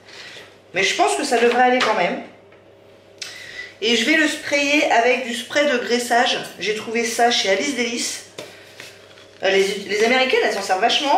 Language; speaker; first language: French; native; French